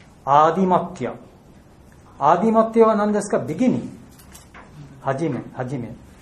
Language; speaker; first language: Japanese; non-native, fluent; Bangla